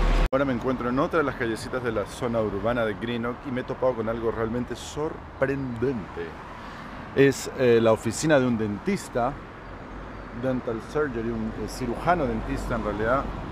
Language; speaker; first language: Spanish; native; Spanish